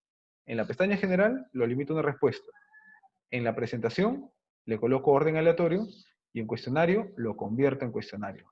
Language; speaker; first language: Spanish; native; Spanish